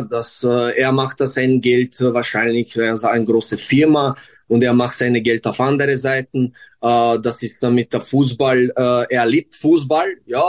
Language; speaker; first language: German; non-native, learner; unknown